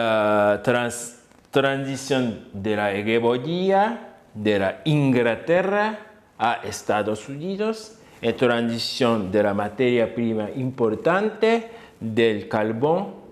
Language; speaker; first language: Spanish; non-native, fluent; Japanese